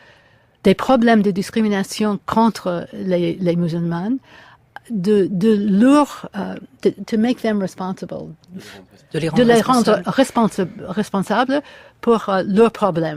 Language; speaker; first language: French; non-native, fluent; English